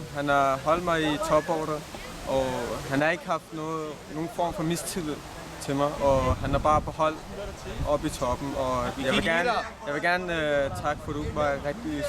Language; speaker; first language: Danish; early bilingual, other home language; Urdu